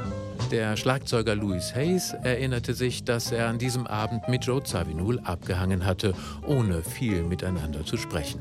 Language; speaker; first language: German; native; German